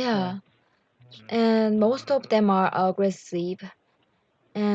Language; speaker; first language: English; non-native, learner; Korean